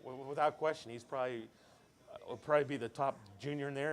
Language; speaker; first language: English; native; English